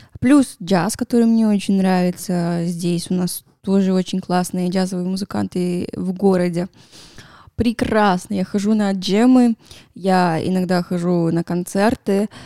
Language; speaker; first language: Russian; non-native, fluent; Spanish